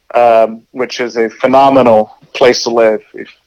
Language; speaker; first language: English; early bilingual, other home language; Spanish